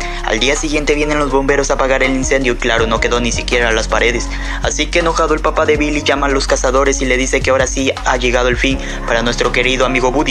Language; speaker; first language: Spanish; native; Spanish